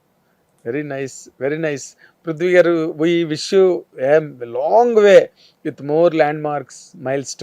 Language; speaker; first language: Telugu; native; Telugu